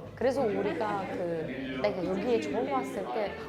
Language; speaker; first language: Korean; non-native, fluent; Turkish